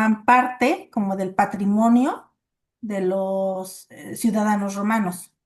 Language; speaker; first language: Spanish; native; Spanish